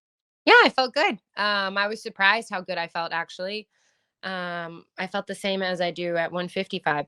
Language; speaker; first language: English; native; English